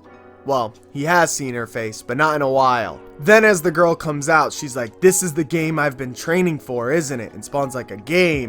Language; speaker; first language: English; native; English